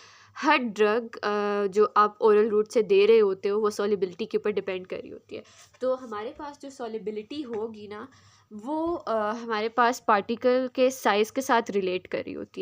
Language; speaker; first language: Hindi; native; Hindi